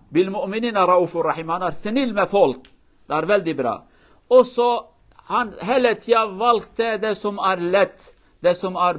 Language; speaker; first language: Norwegian; non-native, learner; Kurdish